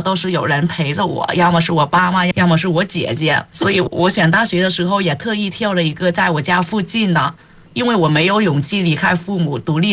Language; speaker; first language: Chinese; non-native, fluent; Vietnamese